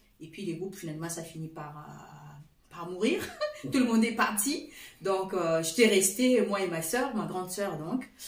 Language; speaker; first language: French; non-native, fluent; Portuguese